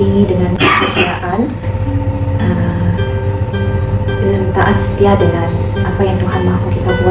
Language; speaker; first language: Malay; non-native, local second language; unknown